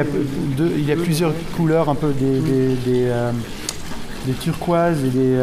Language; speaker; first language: French; non-native, fluent; German